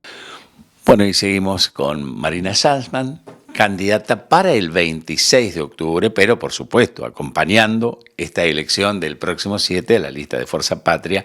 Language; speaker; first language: Spanish; native; Spanish